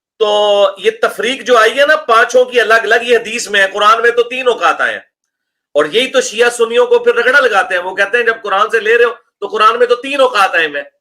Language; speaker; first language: Urdu; non-native, local second language; Punjabi